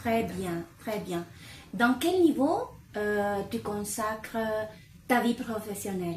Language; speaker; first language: French; non-native, fluent; Spanish